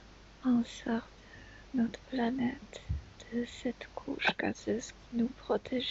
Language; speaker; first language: French; non-native, fluent; Spanish